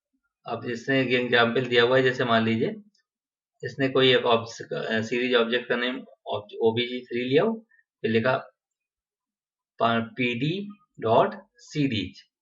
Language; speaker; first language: Hindi; native; Hindi